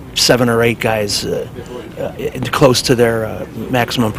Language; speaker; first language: English; native; English